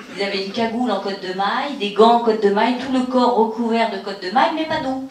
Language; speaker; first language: French; native; French